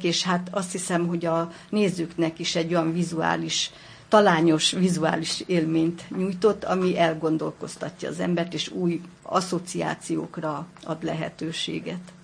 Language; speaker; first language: Hungarian; native; Hungarian